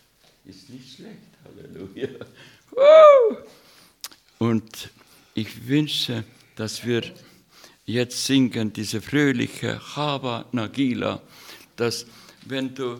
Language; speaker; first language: German; non-native, fluent; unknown